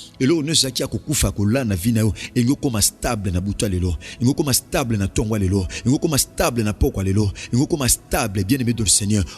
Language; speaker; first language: Lingala; native; Lingala